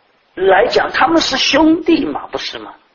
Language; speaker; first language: Chinese; native; Chinese